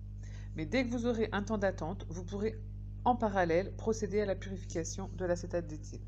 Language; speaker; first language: French; native; French